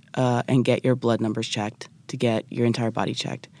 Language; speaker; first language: English; early bilingual, other home language; Japanese